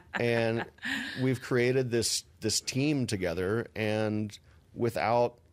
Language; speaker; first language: English; native; English